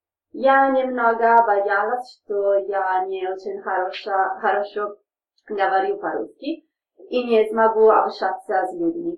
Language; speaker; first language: Russian; non-native, learner; Italian